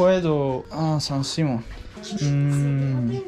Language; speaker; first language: Spanish; non-native, learner; Turkish